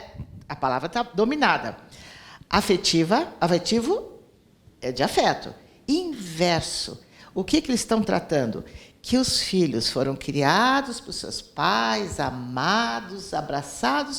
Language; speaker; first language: Portuguese; native; Portuguese